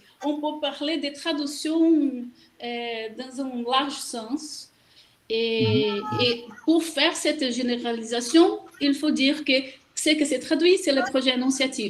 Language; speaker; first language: French; non-native, learner; Portuguese